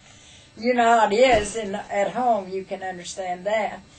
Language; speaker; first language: English; native; English